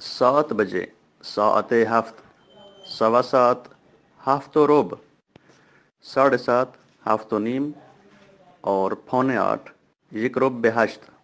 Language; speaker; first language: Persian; non-native, fluent; Urdu